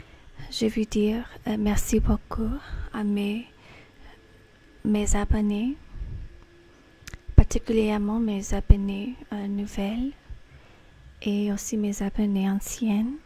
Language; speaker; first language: French; non-native, fluent; English